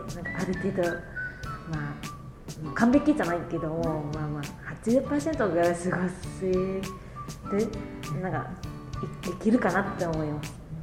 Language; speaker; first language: Japanese; non-native, learner; Vietnamese